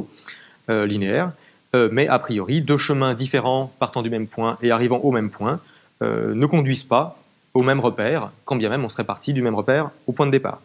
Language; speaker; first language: French; native; French